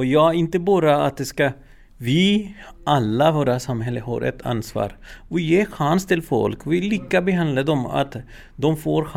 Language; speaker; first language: Swedish; non-native, learner; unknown